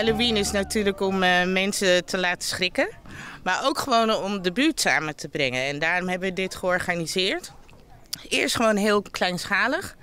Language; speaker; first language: Dutch; native; Dutch